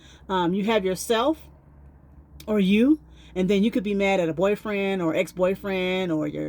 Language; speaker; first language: English; native; English